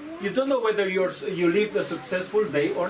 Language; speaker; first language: English; non-native, fluent; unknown